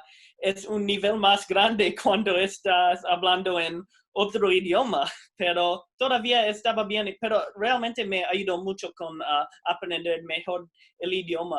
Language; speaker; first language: Spanish; non-native, fluent; English